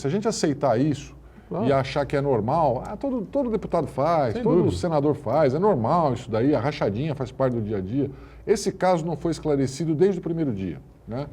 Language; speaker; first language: Portuguese; native; Portuguese